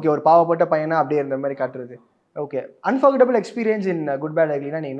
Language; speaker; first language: Tamil; native; Tamil